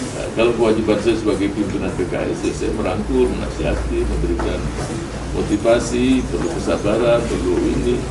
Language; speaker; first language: Indonesian; native; Indonesian